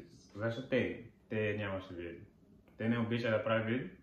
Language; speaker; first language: Bulgarian; non-native, learner; Portuguese